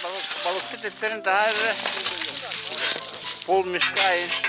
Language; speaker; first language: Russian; non-native, local second language; Yakut